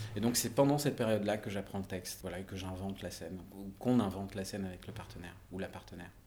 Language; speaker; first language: French; native; French